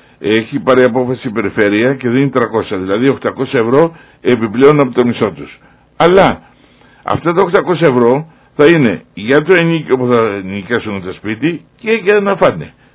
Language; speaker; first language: Greek; native; Greek